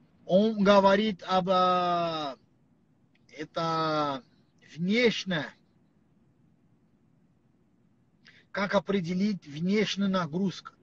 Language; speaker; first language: Russian; non-native, learner; Portuguese